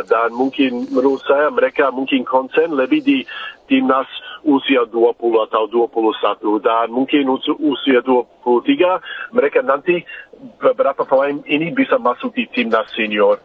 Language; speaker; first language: Indonesian; non-native, fluent; English